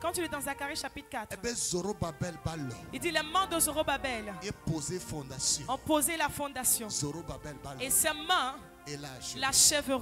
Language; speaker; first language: French; non-native, local second language; Ewe